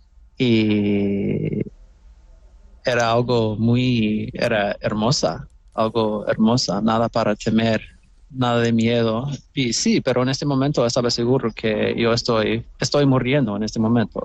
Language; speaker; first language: Spanish; non-native, fluent; English